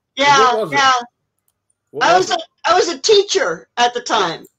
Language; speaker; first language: English; native; English